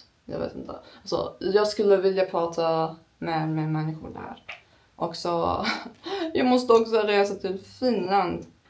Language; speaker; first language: Swedish; non-native, learner; Turkish